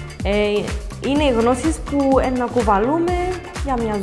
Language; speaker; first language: Greek; native; Greek